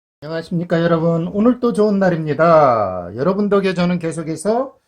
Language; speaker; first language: Korean; native; Korean